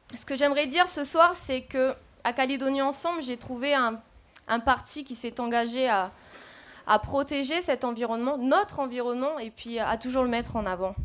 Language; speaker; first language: French; native; French